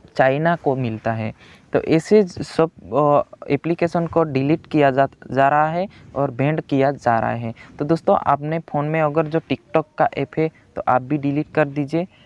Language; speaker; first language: Hindi; non-native, local second language; Gujarati